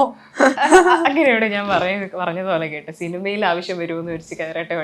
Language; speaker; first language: Malayalam; native; Malayalam